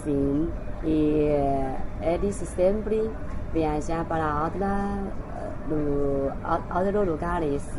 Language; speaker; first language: Portuguese; non-native, learner; Chinese